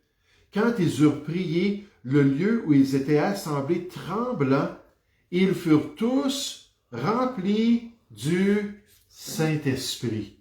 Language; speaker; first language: French; native; French